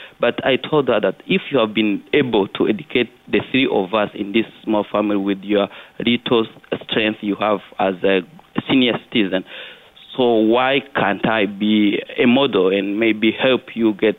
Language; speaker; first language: English; non-native, local second language; Kinyarwanda